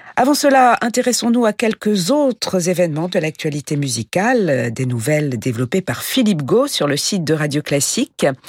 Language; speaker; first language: French; native; French